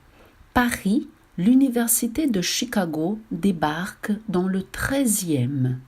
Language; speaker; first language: French; non-native, fluent; Portuguese